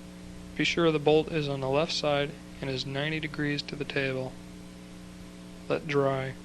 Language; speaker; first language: English; native; English